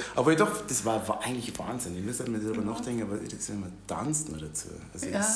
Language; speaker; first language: German; native; German